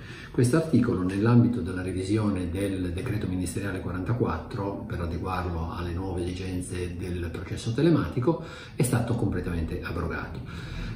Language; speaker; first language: Italian; native; Italian